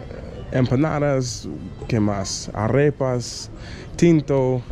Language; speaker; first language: Spanish; non-native, learner; English